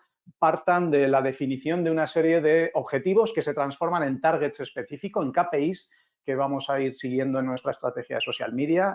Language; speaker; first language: Spanish; native; Spanish